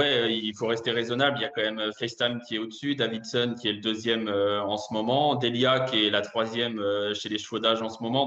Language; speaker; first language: French; native; French